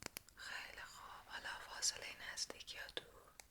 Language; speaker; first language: Persian; native; Persian